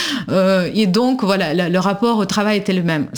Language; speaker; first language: French; non-native, fluent; Russian